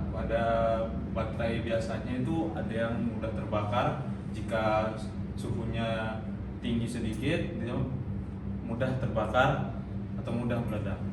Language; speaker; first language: Indonesian; native; Indonesian